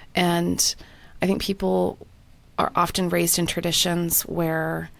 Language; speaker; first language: English; native; English